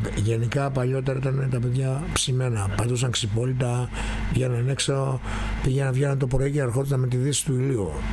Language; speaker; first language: Greek; native; Greek